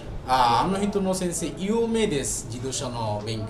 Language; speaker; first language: Japanese; non-native, fluent; Bangla